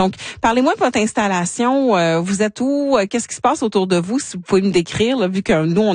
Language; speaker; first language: French; native; French